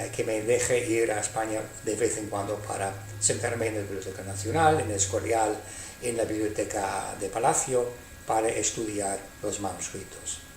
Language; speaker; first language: Spanish; non-native, fluent; English